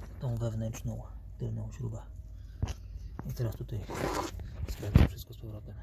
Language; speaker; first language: Polish; native; Polish